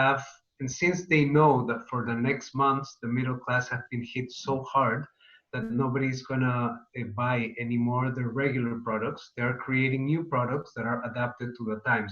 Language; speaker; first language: English; non-native, fluent; Spanish